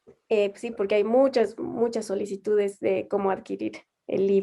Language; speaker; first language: Spanish; native; Spanish